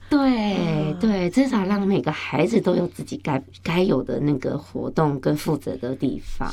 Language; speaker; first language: Chinese; native; Chinese